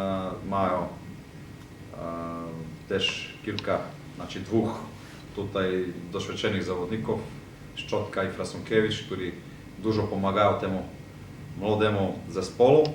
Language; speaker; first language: Polish; non-native, fluent; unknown